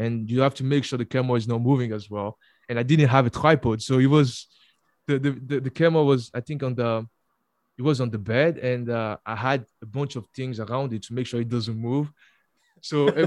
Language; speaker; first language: English; non-native, fluent; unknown